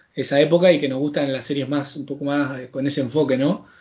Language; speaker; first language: Spanish; native; Spanish